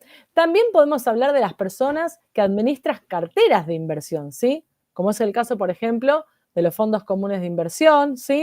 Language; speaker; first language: Spanish; native; Spanish